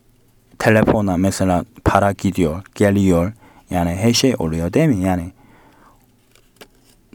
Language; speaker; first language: Turkish; non-native, learner; Korean